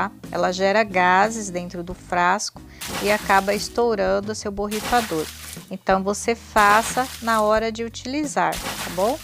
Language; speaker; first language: Portuguese; native; Portuguese